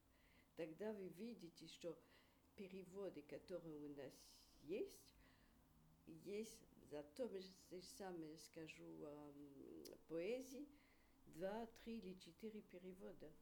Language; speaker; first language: Russian; early bilingual, heritage; Russian